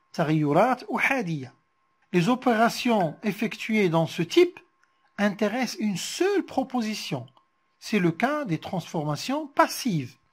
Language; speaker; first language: French; non-native, local second language; Arabic